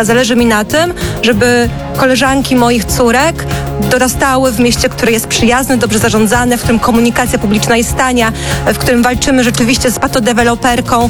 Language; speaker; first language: Polish; native; Polish